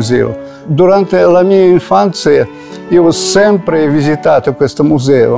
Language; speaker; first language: Italian; non-native, fluent; Russian